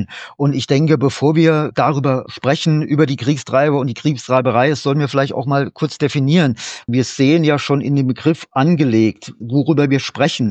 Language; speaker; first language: German; native; German